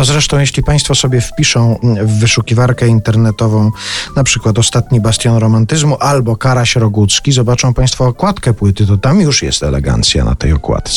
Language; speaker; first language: Polish; native; Polish